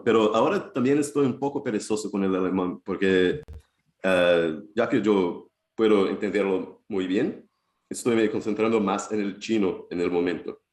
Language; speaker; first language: Spanish; non-native, fluent; Portuguese